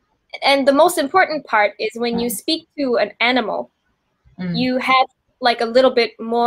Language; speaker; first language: English; non-native, fluent; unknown